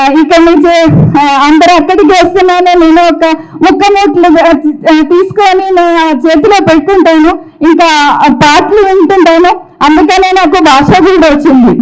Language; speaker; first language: Telugu; non-native, local second language; Malayalam